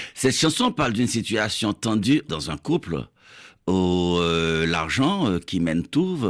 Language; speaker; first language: French; native; French